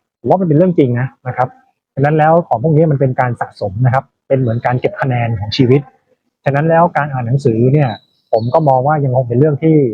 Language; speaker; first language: Thai; native; Thai